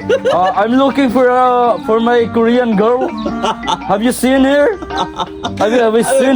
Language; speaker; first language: English; non-native, local second language; Filipino